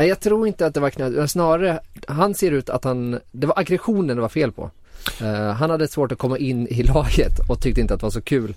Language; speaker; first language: Swedish; native; Swedish